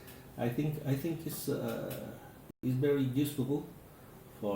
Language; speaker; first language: English; non-native, learner; Spanish